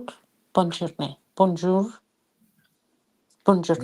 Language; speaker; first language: French; non-native, learner; English